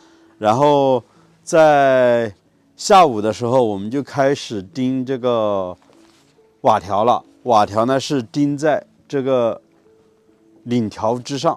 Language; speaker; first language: Chinese; native; Chinese